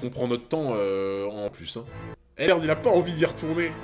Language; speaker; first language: French; native; French